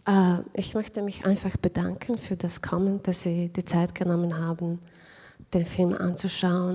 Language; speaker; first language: German; non-native, fluent; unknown